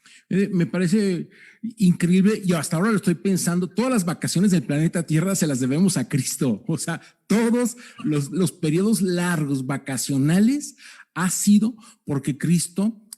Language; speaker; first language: Spanish; native; Spanish